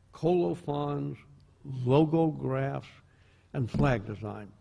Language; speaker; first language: English; native; English